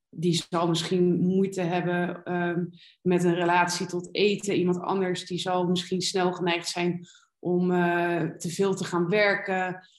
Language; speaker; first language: Dutch; native; Dutch